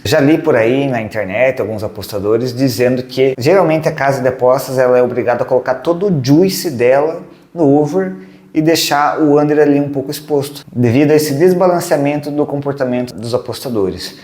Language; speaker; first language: Portuguese; native; Portuguese